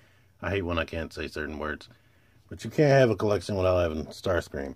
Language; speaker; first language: English; native; English